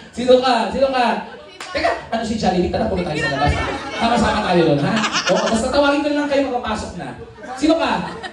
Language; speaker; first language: Filipino; native; Filipino